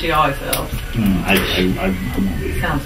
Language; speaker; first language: English; native; English